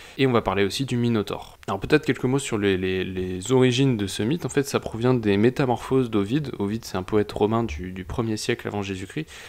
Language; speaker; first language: French; native; French